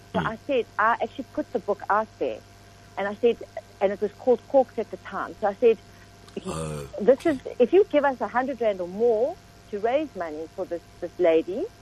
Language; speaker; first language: English; native; English